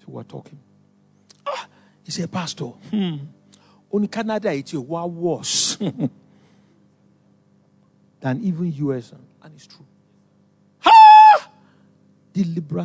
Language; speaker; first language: English; non-native, local second language; Yoruba